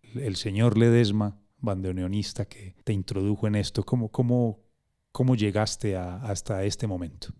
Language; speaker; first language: Spanish; native; Spanish